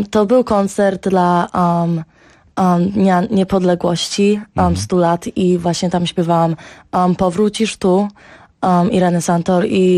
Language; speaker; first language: Polish; early bilingual, heritage; Polish